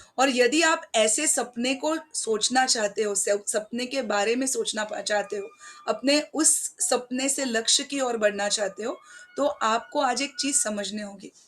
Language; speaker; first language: Hindi; non-native, local second language; Marathi